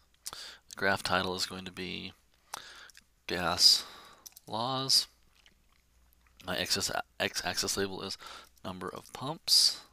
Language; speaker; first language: English; native; English